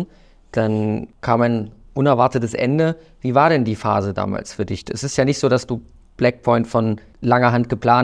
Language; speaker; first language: German; native; German